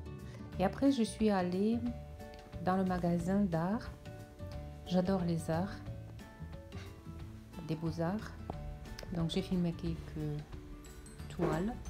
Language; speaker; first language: French; non-native, fluent; Russian